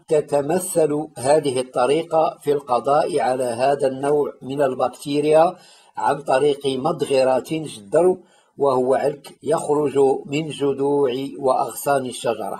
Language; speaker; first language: Arabic; native; Arabic